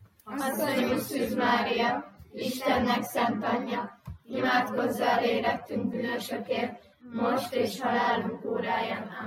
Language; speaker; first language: Hungarian; native; Hungarian